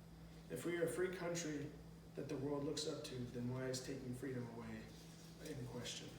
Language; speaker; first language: English; native; English